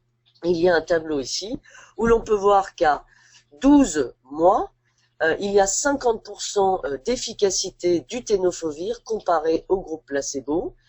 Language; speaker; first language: French; native; French